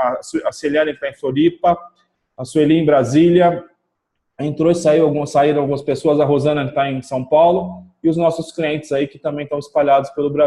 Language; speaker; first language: Portuguese; native; Portuguese